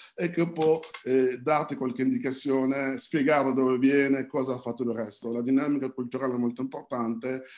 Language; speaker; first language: Italian; non-native, fluent; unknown